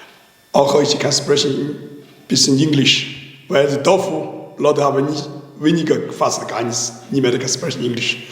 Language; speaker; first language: German; non-native, learner; Chinese